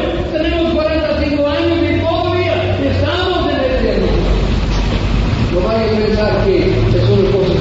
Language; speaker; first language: Spanish; non-native, fluent; English